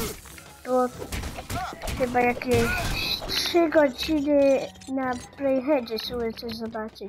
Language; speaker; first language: Polish; early bilingual, heritage; Polish